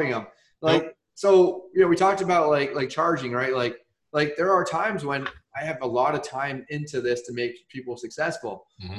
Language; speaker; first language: English; native; English